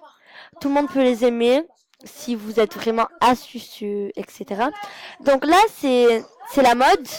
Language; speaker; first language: French; native; French